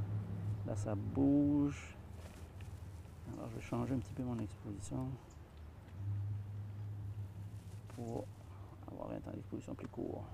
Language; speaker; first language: French; native; French